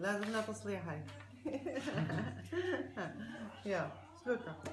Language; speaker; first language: Swedish; non-native, learner; Arabic